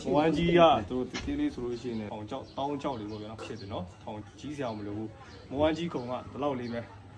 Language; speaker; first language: Burmese; non-native, local second language; Kachin